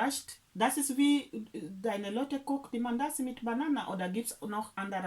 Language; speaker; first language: German; non-native, learner; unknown